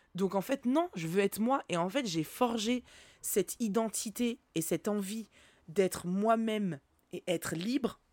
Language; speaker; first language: French; native; French